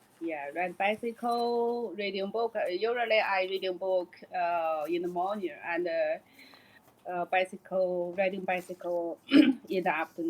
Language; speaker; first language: English; non-native, learner; Chinese